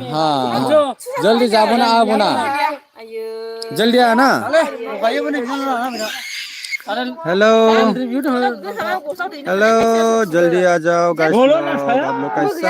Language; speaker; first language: Hindi; non-native, local second language; Bodo